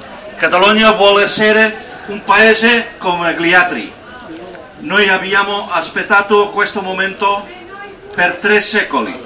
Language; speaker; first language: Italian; non-native, learner; Catalan